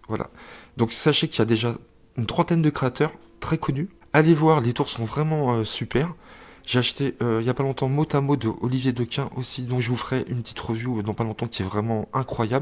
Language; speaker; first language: French; native; French